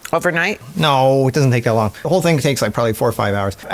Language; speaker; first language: English; native; English